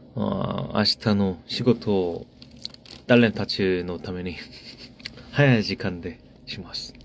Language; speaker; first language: Japanese; non-native, learner; Korean